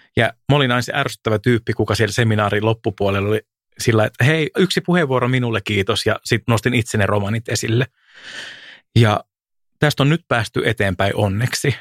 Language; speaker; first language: Finnish; native; Finnish